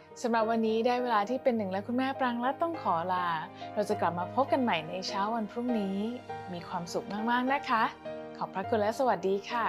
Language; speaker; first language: Thai; native; Thai